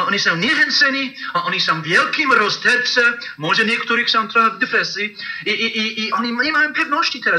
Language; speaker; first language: Polish; non-native, fluent; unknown